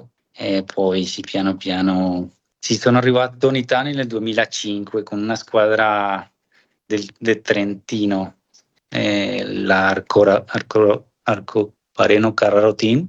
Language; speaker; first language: Italian; non-native, fluent; Spanish